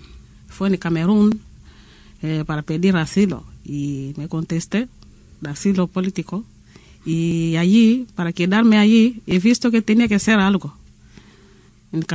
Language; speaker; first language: Spanish; non-native, learner; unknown